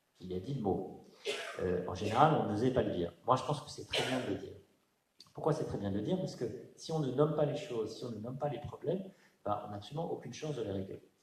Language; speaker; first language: French; native; French